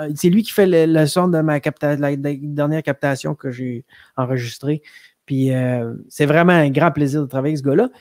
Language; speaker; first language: French; native; French